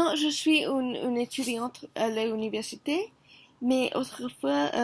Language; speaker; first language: French; non-native, learner; Korean